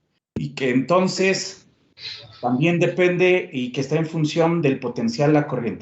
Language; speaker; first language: Spanish; native; Spanish